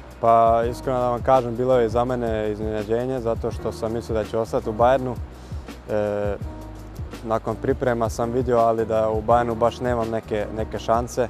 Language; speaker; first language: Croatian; early bilingual, heritage; Croatian